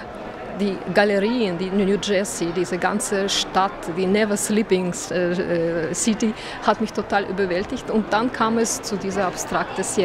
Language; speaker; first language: German; non-native, fluent; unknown